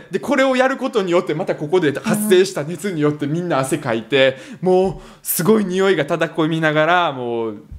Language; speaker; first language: Japanese; early bilingual, other home language; Russian